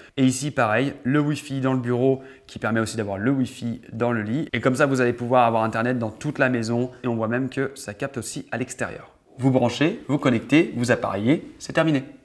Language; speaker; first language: French; native; French